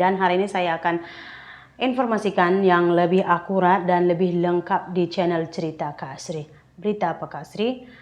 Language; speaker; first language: Indonesian; native; Indonesian